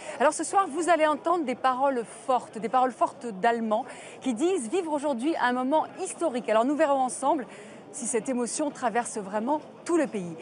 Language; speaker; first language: French; native; French